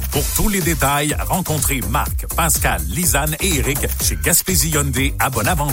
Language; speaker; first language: French; native; French